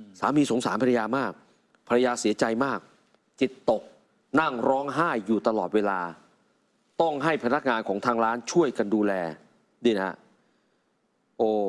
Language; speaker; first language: Thai; native; Thai